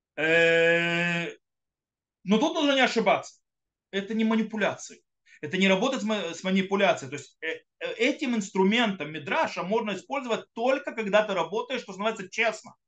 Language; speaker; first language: Russian; early bilingual, heritage; Russian